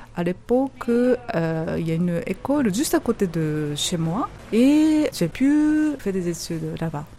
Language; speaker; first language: French; non-native, fluent; Japanese